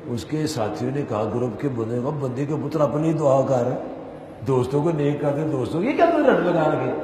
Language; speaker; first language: Urdu; non-native, local second language; Punjabi